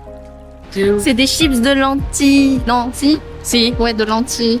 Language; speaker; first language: French; native; French